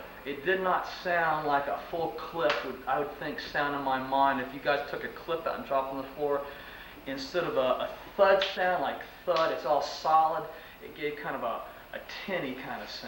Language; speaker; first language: English; native; English